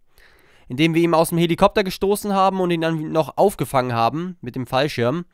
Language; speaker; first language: German; native; German